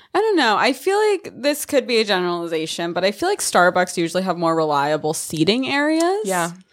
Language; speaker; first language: English; native; English